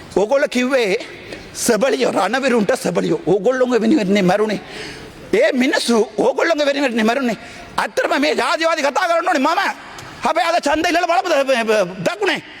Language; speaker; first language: Sinhala; non-native, local second language; Tamil